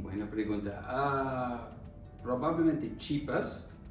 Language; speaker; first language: Spanish; non-native, fluent; English